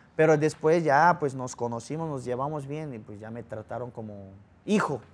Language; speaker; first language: Spanish; early bilingual, other home language; Korean